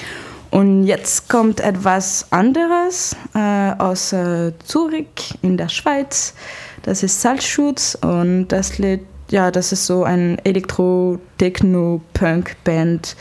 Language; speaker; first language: German; non-native, fluent; French